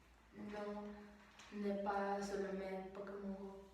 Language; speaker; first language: French; non-native, learner; Spanish